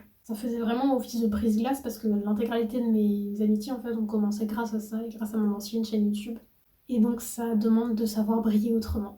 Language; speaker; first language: French; native; French